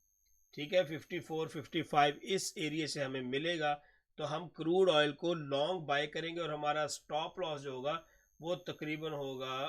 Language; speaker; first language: Hindi; non-native, local second language; Punjabi